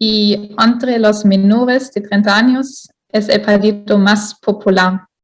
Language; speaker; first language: Spanish; non-native, fluent; German